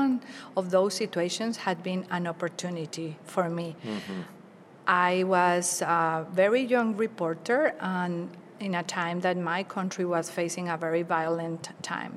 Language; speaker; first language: English; non-native, fluent; Spanish